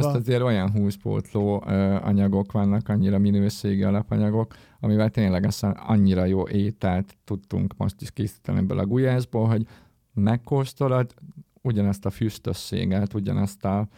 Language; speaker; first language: Hungarian; native; Hungarian